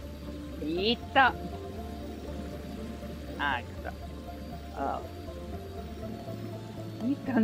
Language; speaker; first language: Japanese; non-native, learner; English